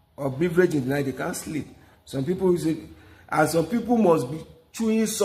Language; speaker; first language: English; non-native, local second language; Yoruba